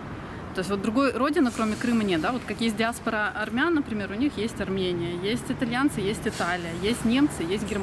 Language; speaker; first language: Russian; native; Russian